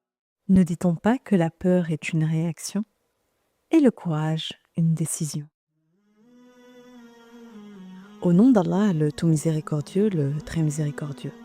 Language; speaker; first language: French; native; French